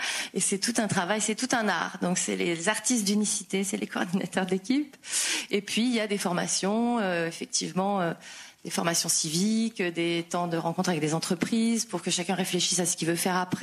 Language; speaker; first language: French; native; French